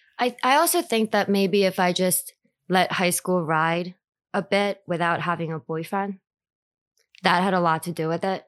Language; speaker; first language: English; early bilingual, other home language; Korean